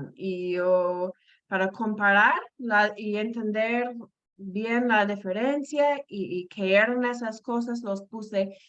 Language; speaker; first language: Spanish; non-native, fluent; English